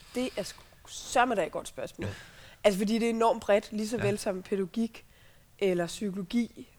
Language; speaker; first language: Danish; native; Danish